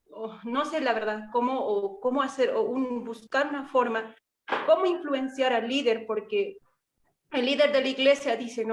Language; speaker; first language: Spanish; non-native, local second language; Quechua